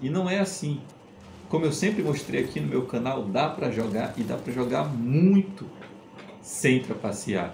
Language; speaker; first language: Portuguese; native; Portuguese